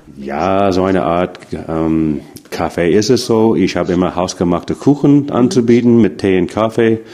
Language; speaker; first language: German; non-native, fluent; English